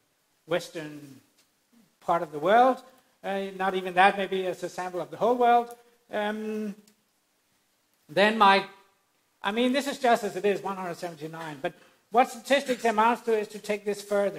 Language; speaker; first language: English; non-native, fluent; Danish